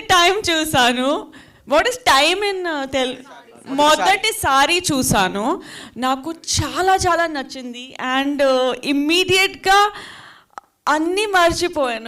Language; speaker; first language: Telugu; non-native, fluent; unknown